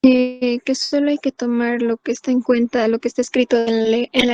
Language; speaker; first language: Spanish; native; Spanish